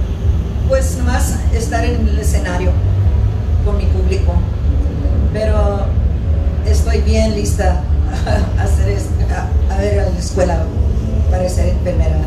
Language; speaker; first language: Spanish; early bilingual, heritage; English